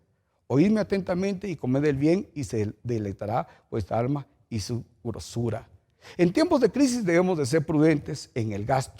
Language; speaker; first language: Spanish; native; Spanish